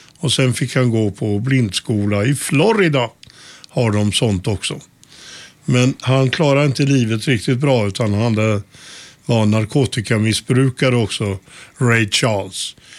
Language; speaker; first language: Swedish; native; Swedish